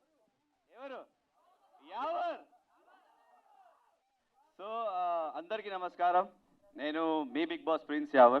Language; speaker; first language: Telugu; non-native, local second language; Hindi